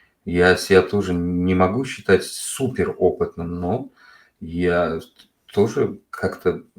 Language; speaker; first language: Russian; non-native, local second language; Uzbek